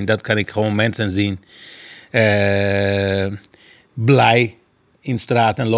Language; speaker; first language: Dutch; non-native, fluent; Persian